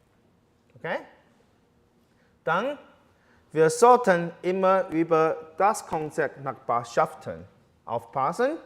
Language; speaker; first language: German; non-native, learner; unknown